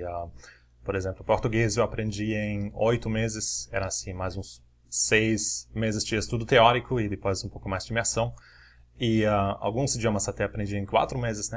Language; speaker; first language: Portuguese; non-native, fluent; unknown